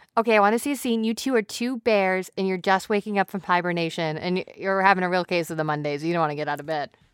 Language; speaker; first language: English; native; English